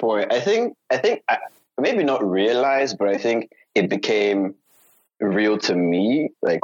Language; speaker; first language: English; non-native, local second language; Yoruba